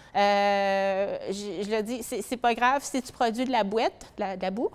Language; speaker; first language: French; native; French